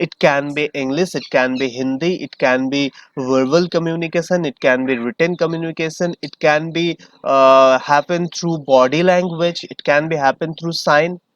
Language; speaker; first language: English; non-native, learner; Hindi